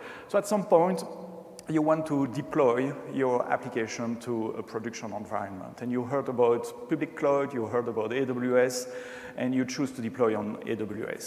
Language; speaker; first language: English; non-native, fluent; French